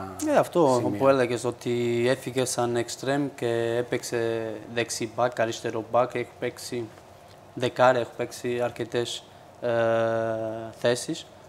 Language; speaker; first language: Greek; non-native, fluent; Portuguese